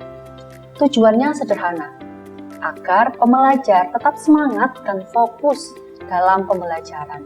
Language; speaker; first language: Indonesian; native; Indonesian